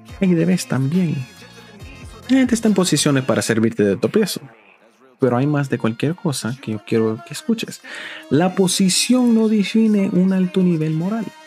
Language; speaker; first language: Spanish; early bilingual, heritage; Spanish